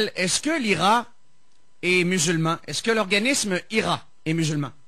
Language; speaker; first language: French; native; French